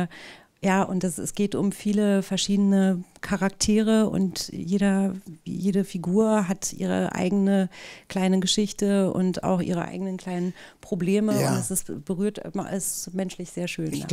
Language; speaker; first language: German; native; German